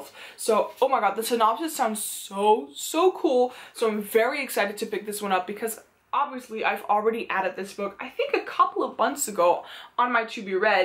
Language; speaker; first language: English; non-native, fluent; Dutch